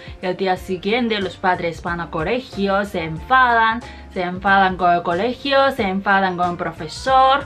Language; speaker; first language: Spanish; non-native, fluent; Chinese